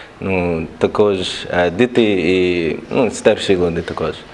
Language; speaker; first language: Ukrainian; non-native, learner; English